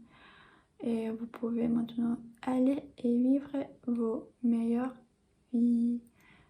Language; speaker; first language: French; non-native, learner; English